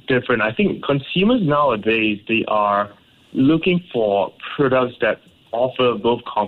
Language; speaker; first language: English; non-native, local second language; Cantonese